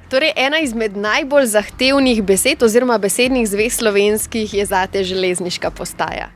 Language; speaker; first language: Slovenian; native; Slovenian